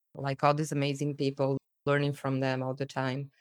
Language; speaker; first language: English; early bilingual, other home language; Portuguese